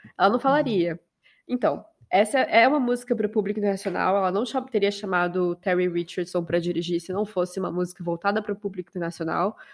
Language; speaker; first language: Portuguese; native; Portuguese